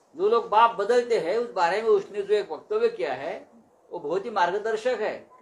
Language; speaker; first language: Hindi; non-native, local second language; Marathi